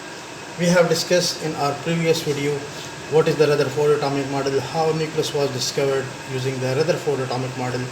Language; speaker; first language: English; non-native, local second language; Pashto